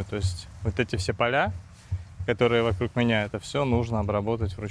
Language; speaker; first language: Russian; native; Russian